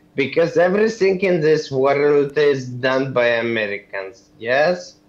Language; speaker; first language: English; non-native, fluent; Russian